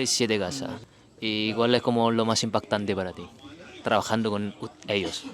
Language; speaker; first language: Spanish; non-native, fluent; Indonesian